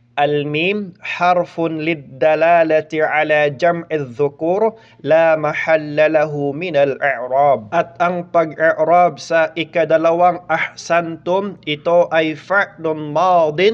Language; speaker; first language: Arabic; non-native, fluent; Filipino